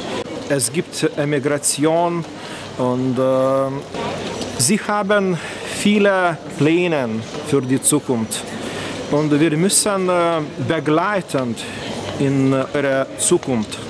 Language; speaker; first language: German; non-native, fluent; Lithuanian